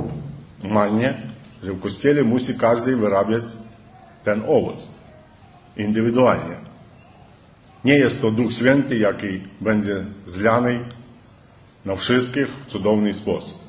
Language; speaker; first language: Polish; early bilingual, heritage; Polish